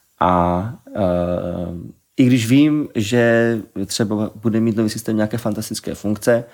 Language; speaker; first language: Czech; native; Czech